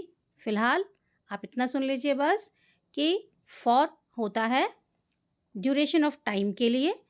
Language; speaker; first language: Hindi; native; Hindi